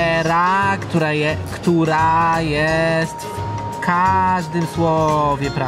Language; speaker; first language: Polish; native; Polish